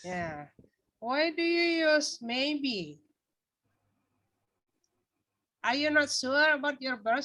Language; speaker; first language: English; non-native, fluent; Indonesian